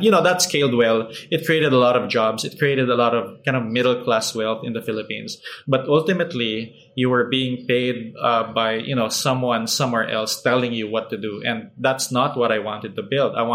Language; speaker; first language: English; non-native, local second language; Filipino